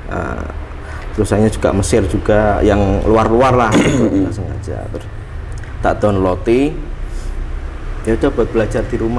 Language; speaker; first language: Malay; non-native, local second language; Javanese